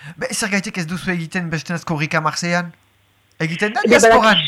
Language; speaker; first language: Basque; native; Basque